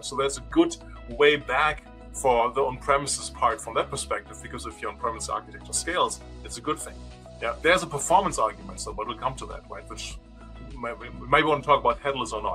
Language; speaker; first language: English; non-native, fluent; German